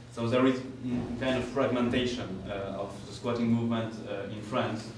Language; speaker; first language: English; non-native, fluent; French